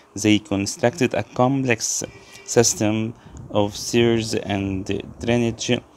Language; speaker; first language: English; non-native, fluent; Arabic